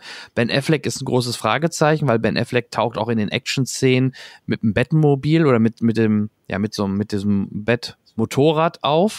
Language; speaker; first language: German; native; German